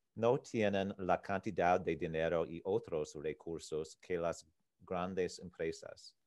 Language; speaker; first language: Spanish; non-native, learner; English